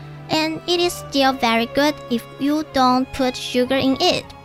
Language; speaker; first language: English; non-native, learner; Chinese